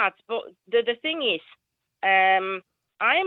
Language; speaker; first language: English; non-native, fluent; Polish